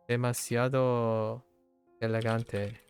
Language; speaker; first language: Spanish; non-native, learner; English